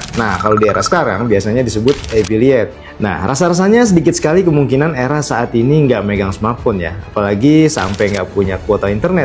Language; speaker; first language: Indonesian; native; Indonesian